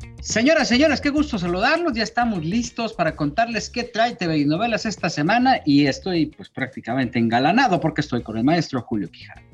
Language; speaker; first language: Spanish; native; Spanish